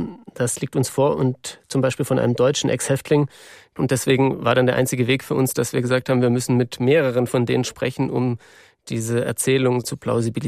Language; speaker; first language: German; native; German